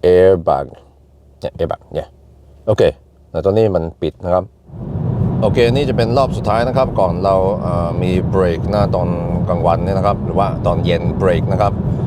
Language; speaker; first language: Thai; non-native, fluent; Swedish